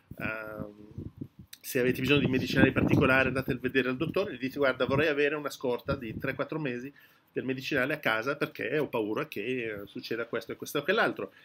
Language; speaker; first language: Italian; early bilingual, heritage; French